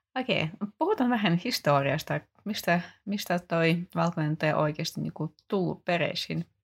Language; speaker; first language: Finnish; non-native, fluent; Russian